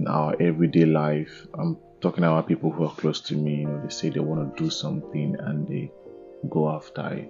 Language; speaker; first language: English; non-native, local second language; Igbo